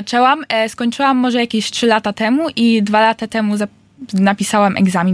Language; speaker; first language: Polish; early bilingual, heritage; Polish